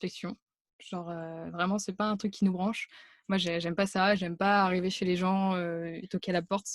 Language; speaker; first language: French; native; French